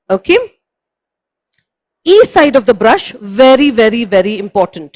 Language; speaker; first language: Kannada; non-native, learner; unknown